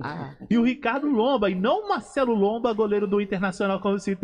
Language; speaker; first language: Portuguese; native; Portuguese